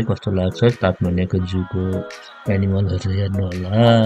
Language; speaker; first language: Nepali; native; Nepali